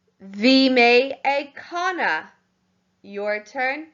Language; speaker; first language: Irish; non-native, local second language; English